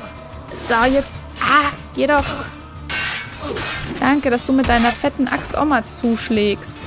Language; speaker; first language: German; native; German